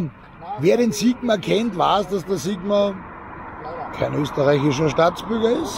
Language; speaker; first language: German; native; German